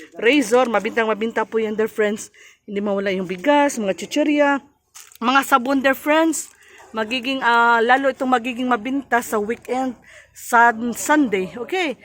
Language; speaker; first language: Filipino; non-native, local second language; Cebuano